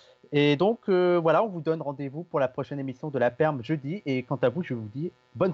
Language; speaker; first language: French; native; French